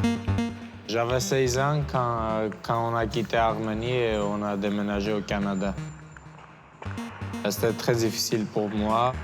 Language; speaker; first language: French; non-native, learner; Armenian